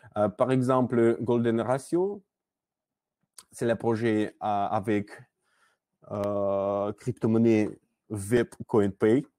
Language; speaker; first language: French; non-native, learner; Russian